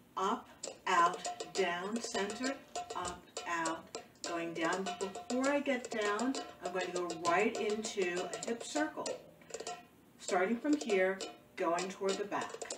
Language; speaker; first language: English; native; English